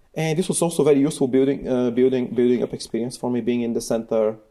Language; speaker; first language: English; non-native, fluent; Bulgarian